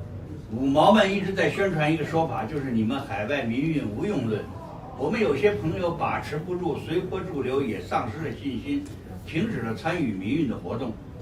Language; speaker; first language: Chinese; native; Chinese